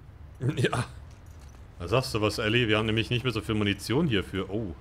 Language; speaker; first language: German; native; German